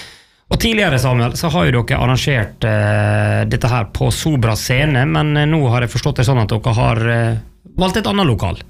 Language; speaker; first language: Norwegian; native; Norwegian